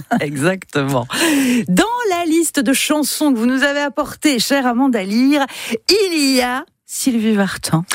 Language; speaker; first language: French; native; French